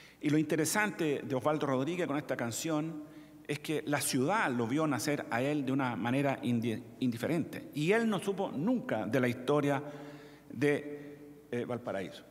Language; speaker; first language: Spanish; native; Spanish